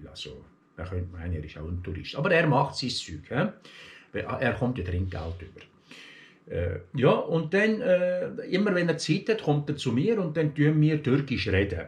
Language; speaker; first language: German; early bilingual, other home language; Turkish